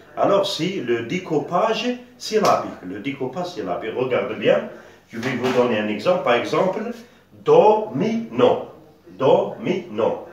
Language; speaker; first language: French; non-native, local second language; Arabic